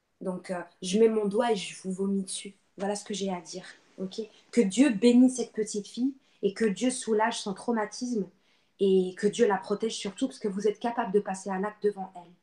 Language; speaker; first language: French; non-native, local second language; Arabic